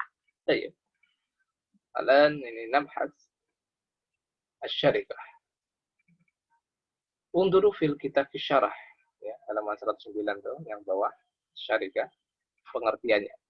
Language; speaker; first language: Arabic; non-native, fluent; Indonesian